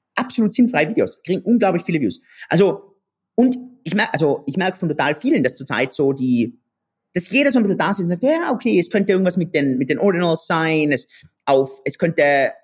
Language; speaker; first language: German; native; German